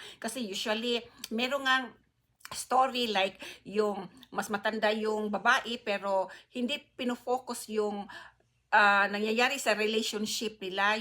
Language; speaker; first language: Filipino; non-native, local second language; Cebuano